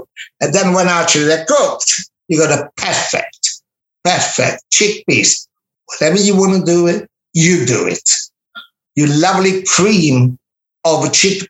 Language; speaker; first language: English; non-native, fluent; Italian